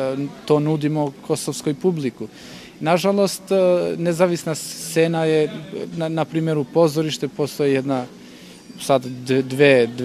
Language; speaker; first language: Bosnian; non-native, local second language; Albanian